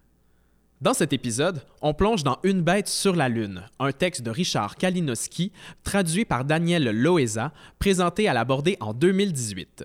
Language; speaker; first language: French; native; French